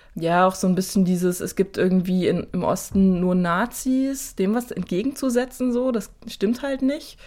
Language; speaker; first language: German; native; German